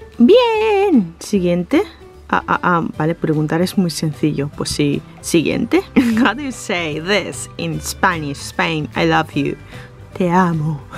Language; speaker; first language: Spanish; non-native, fluent; Japanese